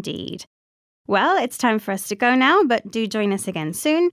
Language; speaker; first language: English; native; English